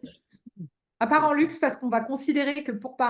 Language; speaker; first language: French; native; French